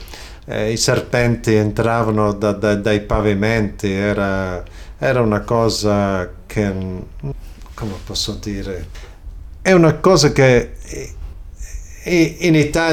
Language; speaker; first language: Italian; early bilingual, other home language; Friulian